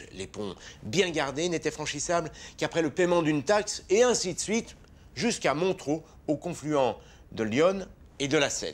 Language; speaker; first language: French; native; French